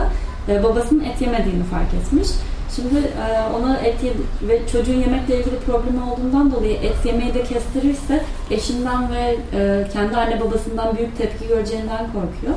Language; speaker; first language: Turkish; native; Turkish